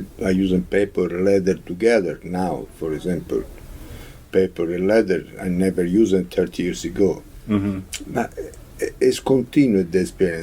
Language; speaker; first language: English; non-native, learner; Italian